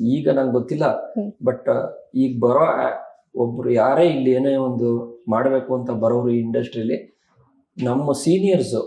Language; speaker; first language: Kannada; native; Kannada